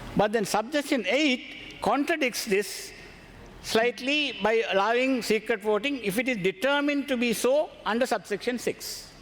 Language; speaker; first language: English; non-native, local second language; Sinhala